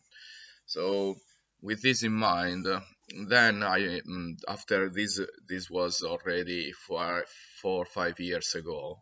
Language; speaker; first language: English; non-native, fluent; Italian